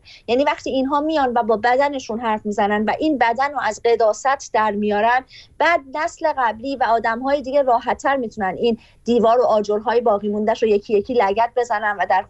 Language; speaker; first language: Persian; native; Persian